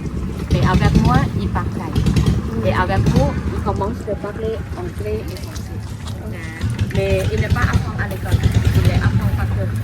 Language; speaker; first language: French; non-native, learner; Thai